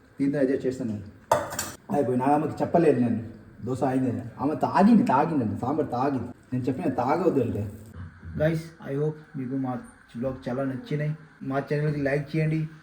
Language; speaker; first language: Telugu; non-native, learner; Hindi